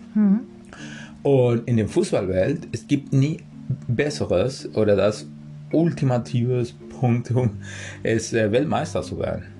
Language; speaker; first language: German; non-native, fluent; Spanish